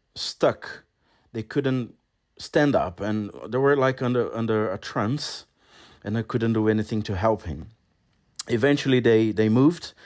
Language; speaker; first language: English; non-native, fluent; Portuguese